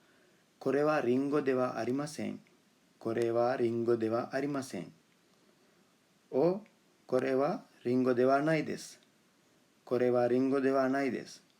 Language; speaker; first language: Japanese; non-native, fluent; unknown